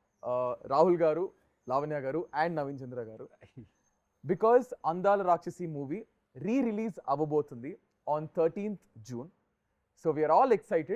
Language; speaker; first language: Telugu; native; Telugu